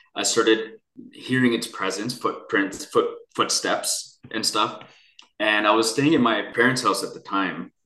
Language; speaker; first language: English; native; English